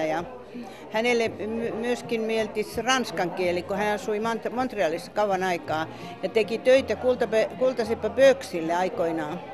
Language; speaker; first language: Finnish; non-native, fluent; Estonian